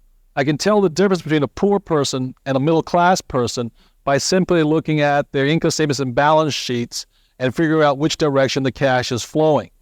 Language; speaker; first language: English; native; English